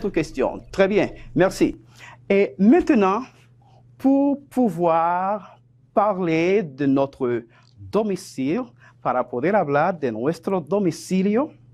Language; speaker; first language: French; non-native, fluent; Spanish